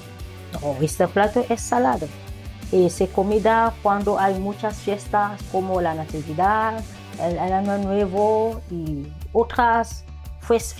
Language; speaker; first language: Spanish; non-native, learner; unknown